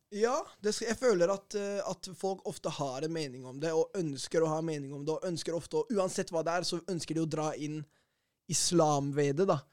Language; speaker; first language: Norwegian; early bilingual, other home language; Arabic